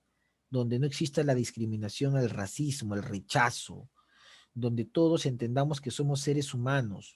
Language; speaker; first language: Spanish; native; Spanish